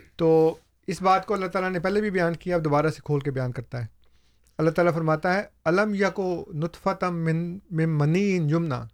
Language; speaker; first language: Urdu; native; Urdu